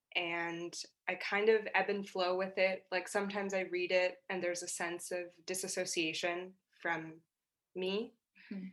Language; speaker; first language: English; early bilingual, other home language; Portuguese